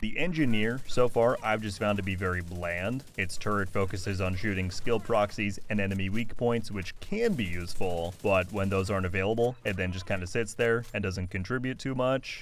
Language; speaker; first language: English; native; English